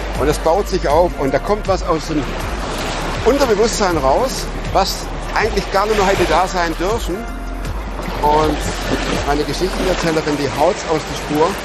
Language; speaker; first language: German; native; German